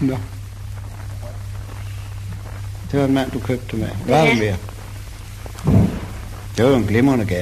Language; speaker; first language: Danish; native; Danish